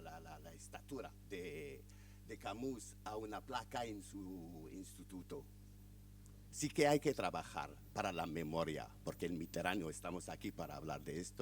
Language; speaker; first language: Spanish; non-native, fluent; Arabic